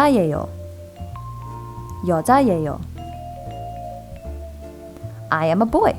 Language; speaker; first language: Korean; non-native, fluent; English